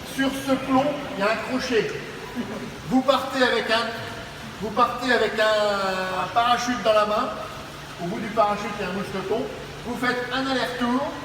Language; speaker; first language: French; native; French